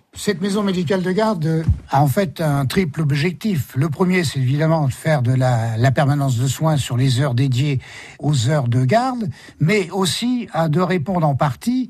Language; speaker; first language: French; native; French